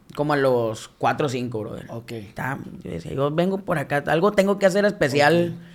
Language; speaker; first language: Spanish; native; Spanish